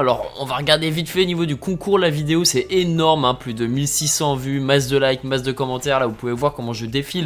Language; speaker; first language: French; native; French